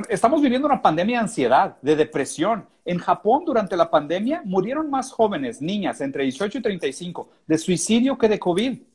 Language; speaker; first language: Spanish; native; Spanish